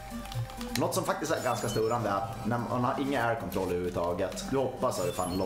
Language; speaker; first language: Swedish; native; Swedish